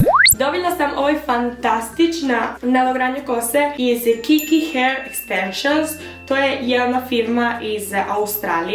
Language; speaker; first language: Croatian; early bilingual, heritage; Spanish